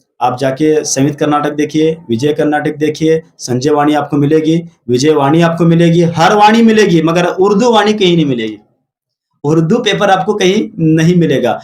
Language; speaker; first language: Urdu; native; Urdu